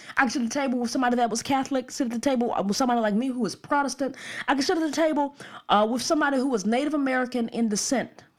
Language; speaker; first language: English; native; English